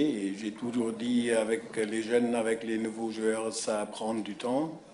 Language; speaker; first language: French; non-native, fluent; German